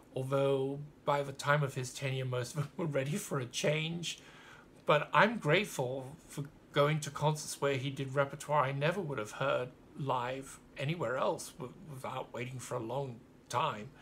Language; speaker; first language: English; native; English